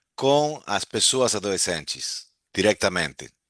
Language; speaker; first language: Portuguese; non-native, learner; Spanish